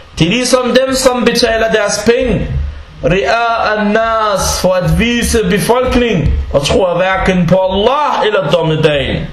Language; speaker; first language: Danish; non-native, fluent; Arabic